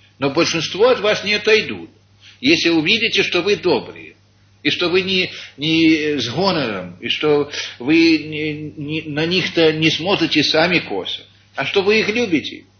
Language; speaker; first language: Russian; early bilingual, heritage; Russian